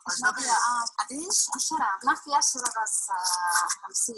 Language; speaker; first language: Arabic; non-native, learner; Spanish